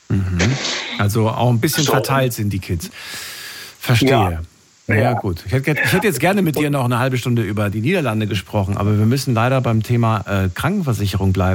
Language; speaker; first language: German; native; German